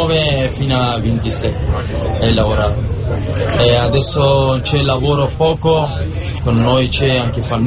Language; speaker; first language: Italian; non-native, learner; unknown